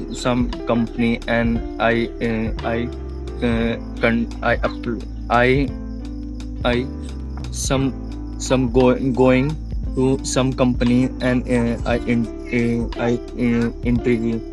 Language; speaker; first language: English; non-native, learner; Hindi